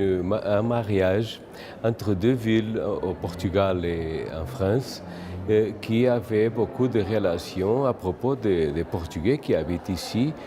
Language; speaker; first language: French; non-native, learner; Portuguese